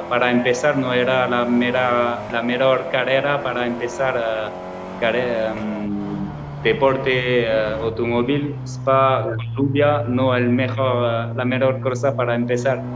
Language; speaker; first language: Spanish; non-native, learner; French